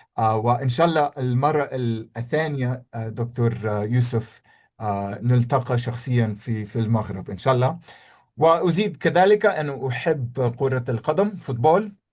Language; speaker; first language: Arabic; non-native, fluent; English